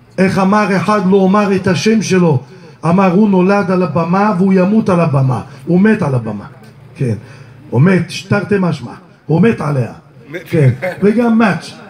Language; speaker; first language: Hebrew; early bilingual, other home language; Arabic